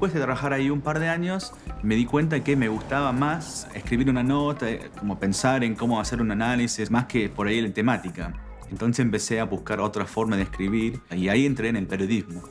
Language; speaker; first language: Spanish; non-native, fluent; English